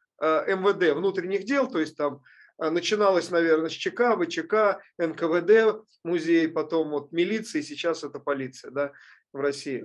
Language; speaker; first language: Russian; native; Russian